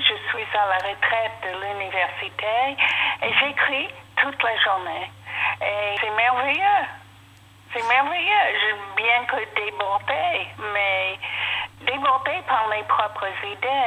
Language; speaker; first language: French; non-native, fluent; English